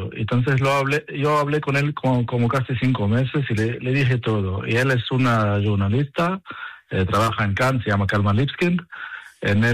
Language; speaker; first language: Spanish; non-native, fluent; Hebrew